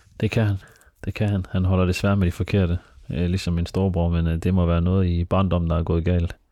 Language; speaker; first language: Danish; early bilingual, other home language; Somali